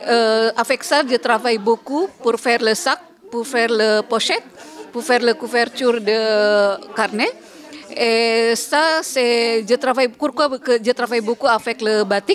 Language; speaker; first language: French; non-native, learner; Indonesian